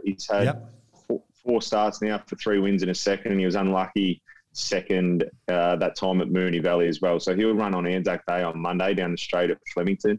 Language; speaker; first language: English; native; English